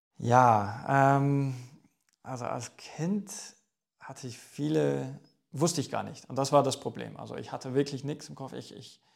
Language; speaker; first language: German; non-native, fluent; English